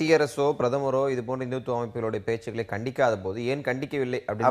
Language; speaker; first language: Tamil; native; Tamil